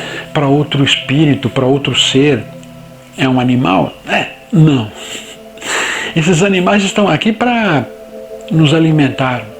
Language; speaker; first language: Portuguese; native; Portuguese